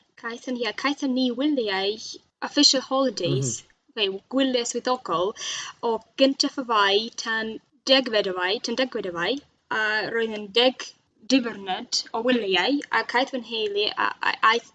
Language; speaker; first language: Welsh; non-native, learner; Russian